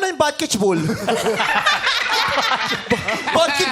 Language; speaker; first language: Filipino; native; Filipino